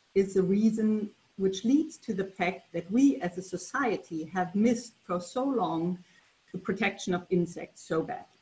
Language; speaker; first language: English; non-native, fluent; German